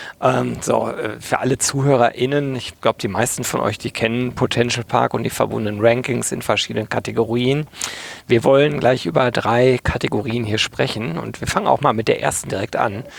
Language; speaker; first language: German; native; German